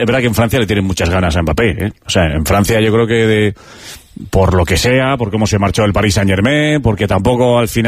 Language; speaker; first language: Spanish; native; Spanish